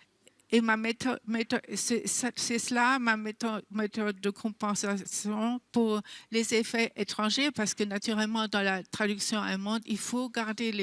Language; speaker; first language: French; non-native, fluent; German